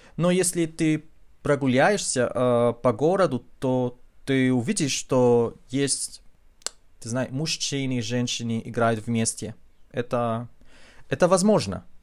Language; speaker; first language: Russian; non-native, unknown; Spanish